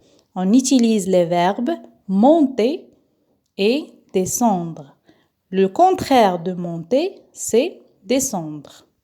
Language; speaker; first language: French; non-native, local second language; Arabic